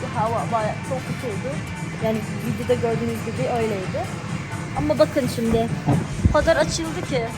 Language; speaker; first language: Turkish; non-native, fluent; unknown